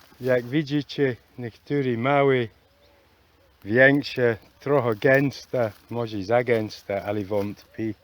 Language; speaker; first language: Polish; non-native, learner; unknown